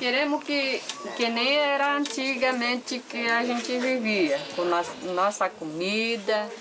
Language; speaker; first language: Portuguese; non-native, local second language; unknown